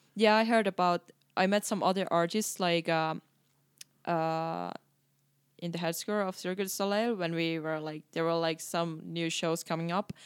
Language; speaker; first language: English; non-native, fluent; Finnish